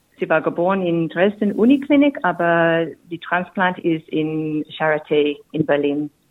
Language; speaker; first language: German; non-native, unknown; English